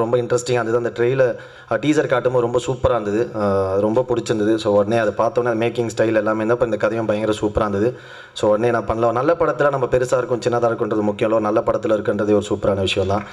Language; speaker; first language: Tamil; native; Tamil